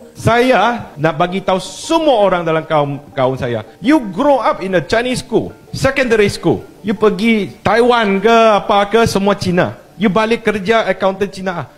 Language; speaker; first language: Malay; non-native, local second language; Chinese